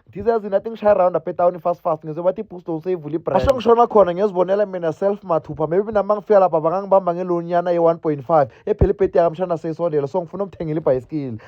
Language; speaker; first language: Zulu; native; Zulu